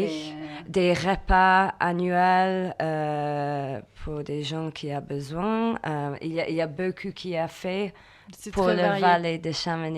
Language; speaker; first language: French; non-native, fluent; English